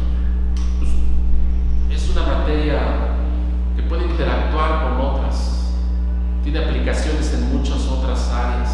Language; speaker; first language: Spanish; native; Spanish